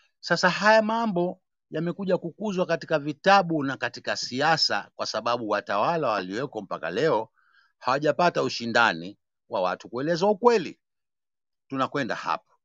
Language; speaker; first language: Swahili; native; Swahili